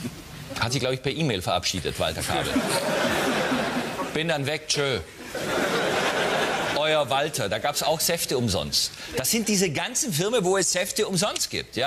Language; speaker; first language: German; native; German